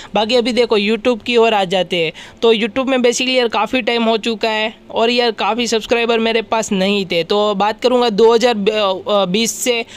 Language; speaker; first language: Hindi; non-native, local second language; Gujarati